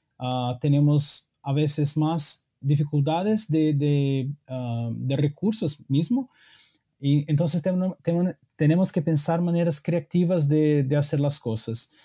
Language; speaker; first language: Spanish; non-native, fluent; Portuguese